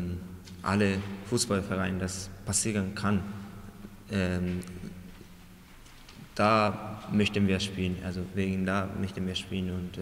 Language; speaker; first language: German; non-native, learner; Japanese